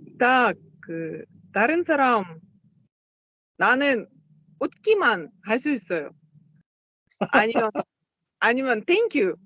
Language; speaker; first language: Korean; non-native, learner; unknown